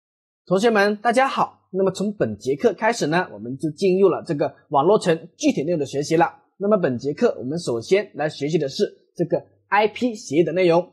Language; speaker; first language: Chinese; native; Chinese